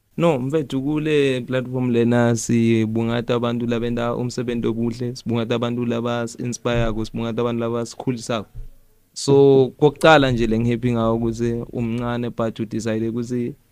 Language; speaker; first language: Zulu; non-native, local second language; Swati